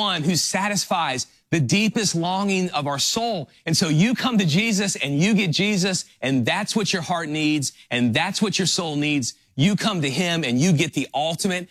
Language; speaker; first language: English; native; English